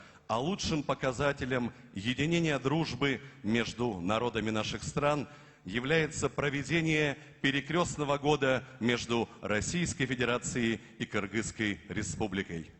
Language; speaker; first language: Russian; native; Russian